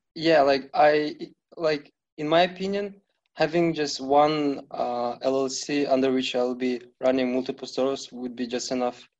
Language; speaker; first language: English; non-native, fluent; Kazakh